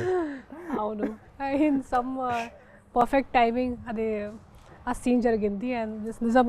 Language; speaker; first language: Telugu; non-native, local second language; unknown